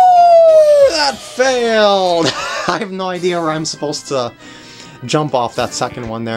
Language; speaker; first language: English; native; English